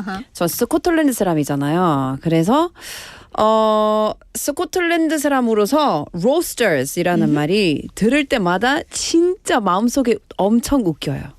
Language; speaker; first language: Korean; non-native, learner; English